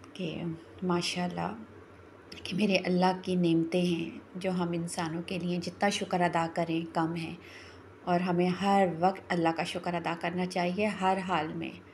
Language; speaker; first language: Urdu; non-native, local second language; Pahari-Potwari